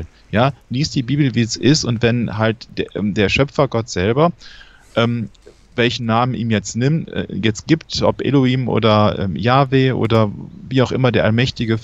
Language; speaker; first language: German; native; German